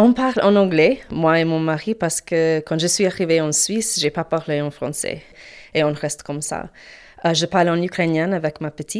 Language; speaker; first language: French; non-native, learner; English